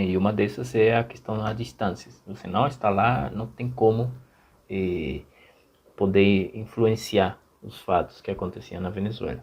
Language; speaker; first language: Portuguese; non-native, fluent; Spanish